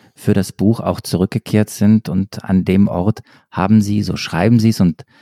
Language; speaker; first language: German; native; German